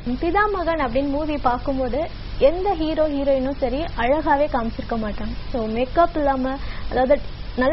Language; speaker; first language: Tamil; native; Tamil